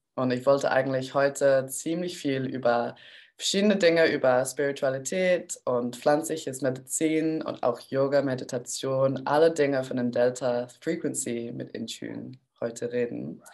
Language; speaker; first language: German; non-native, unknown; English